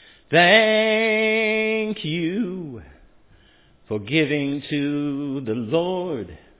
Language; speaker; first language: English; native; English